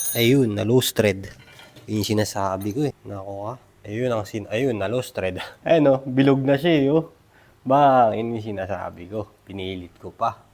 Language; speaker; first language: Filipino; non-native, local second language; Iloko